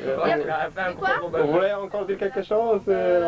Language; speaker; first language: French; non-native, learner; Polish